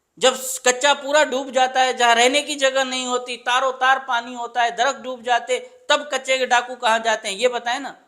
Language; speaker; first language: Urdu; non-native, local second language; Sindhi